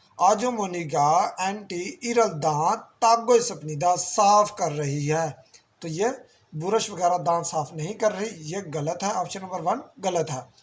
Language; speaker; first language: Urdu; non-native, local second language; Punjabi